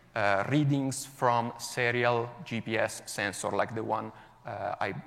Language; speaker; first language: English; non-native, fluent; Italian